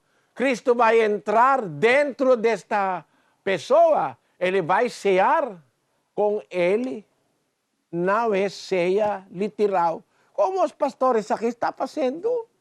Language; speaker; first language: Portuguese; non-native, learner; Filipino